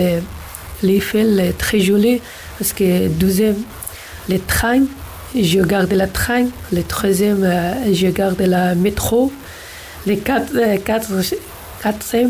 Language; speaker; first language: French; non-native, learner; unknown